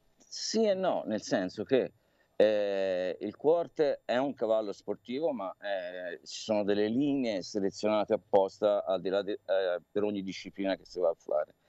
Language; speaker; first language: Italian; native; Italian